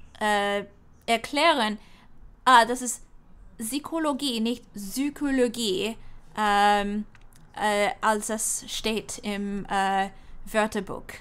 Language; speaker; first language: German; non-native, learner; English